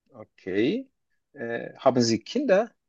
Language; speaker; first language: German; non-native, learner; Turkish